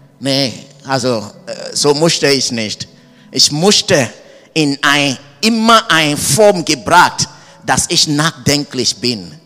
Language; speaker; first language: German; non-native, learner; English